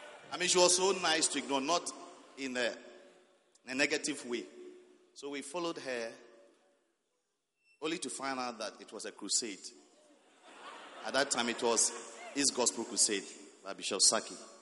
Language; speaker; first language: English; non-native, local second language; Akan